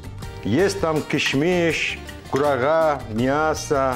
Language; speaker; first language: Russian; non-native, learner; Azerbaijani